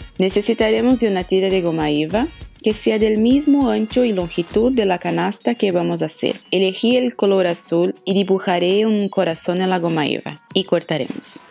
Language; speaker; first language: Spanish; non-native, fluent; Portuguese